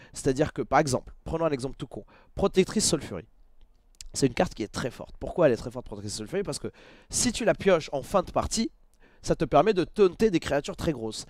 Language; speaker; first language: French; native; French